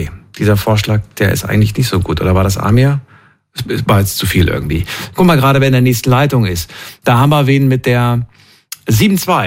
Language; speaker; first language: German; native; German